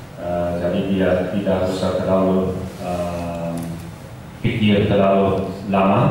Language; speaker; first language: Indonesian; non-native, fluent; Dutch